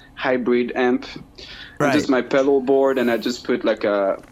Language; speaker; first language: English; non-native, fluent; French